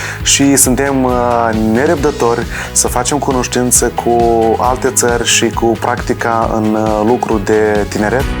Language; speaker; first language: Romanian; native; Romanian